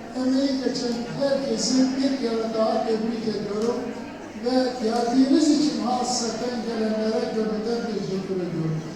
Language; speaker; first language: Turkish; native; Turkish